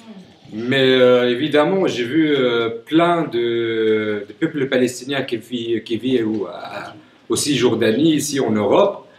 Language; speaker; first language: French; non-native, fluent; Arabic